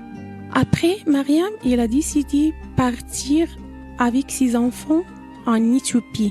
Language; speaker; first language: French; non-native, learner; Arabic